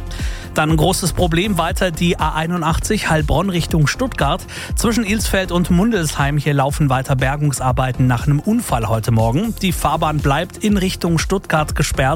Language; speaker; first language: German; native; German